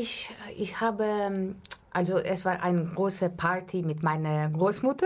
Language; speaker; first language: German; non-native, learner; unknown